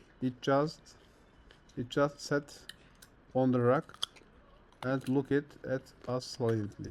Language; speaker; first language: English; non-native, learner; Turkish